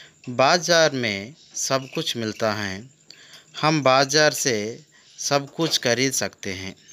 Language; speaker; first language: Hindi; non-native, local second language; Telugu